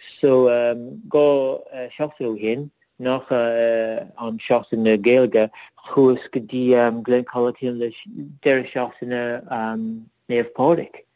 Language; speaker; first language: Irish; non-native, learner; English